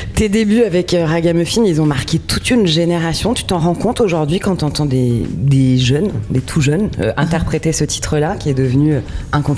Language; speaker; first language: French; native; French